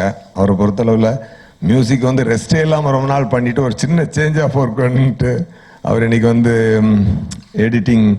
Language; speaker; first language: Tamil; native; Tamil